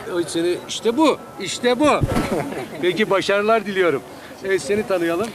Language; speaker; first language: Turkish; native; Turkish